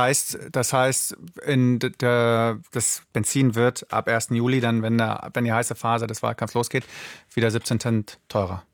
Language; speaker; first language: German; native; German